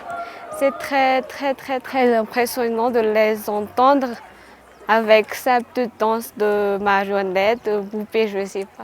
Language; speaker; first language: French; non-native, local second language; Malagasy